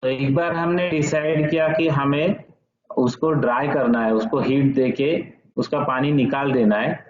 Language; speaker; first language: Hindi; non-native, local second language; Marathi